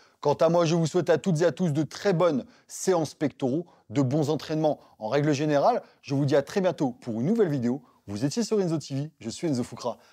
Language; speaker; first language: French; native; French